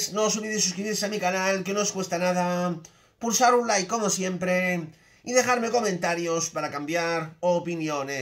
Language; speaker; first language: Spanish; native; Spanish